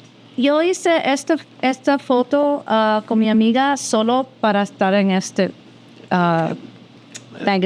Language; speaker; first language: Spanish; early bilingual, heritage; Spanish